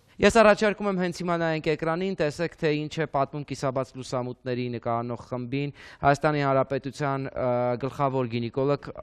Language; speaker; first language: Armenian; native; Armenian